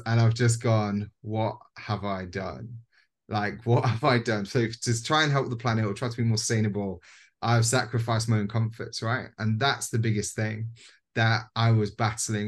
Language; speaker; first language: English; native; English